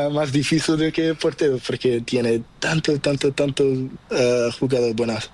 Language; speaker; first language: Spanish; non-native, learner; Portuguese